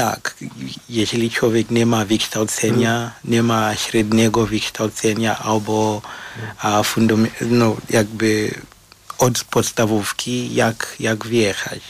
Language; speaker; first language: Polish; non-native, fluent; Shona